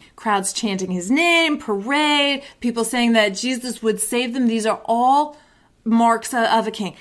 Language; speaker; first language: English; native; English